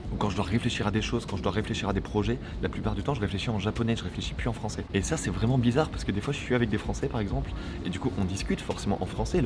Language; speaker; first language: French; native; French